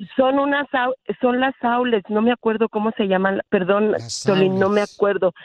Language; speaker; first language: Spanish; native; Spanish